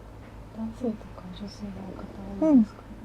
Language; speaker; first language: Japanese; non-native, fluent; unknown